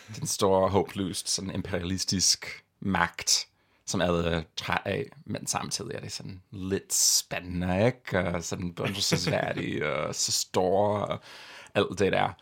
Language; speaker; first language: Danish; non-native, fluent; English